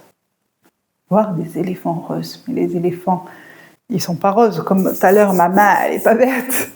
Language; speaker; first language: French; native; French